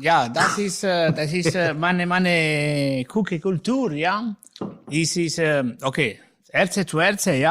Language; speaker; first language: German; non-native, learner; Italian